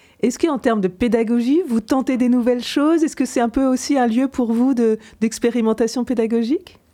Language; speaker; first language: French; native; French